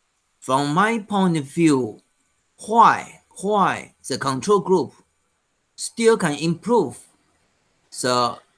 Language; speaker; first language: English; non-native, fluent; Chinese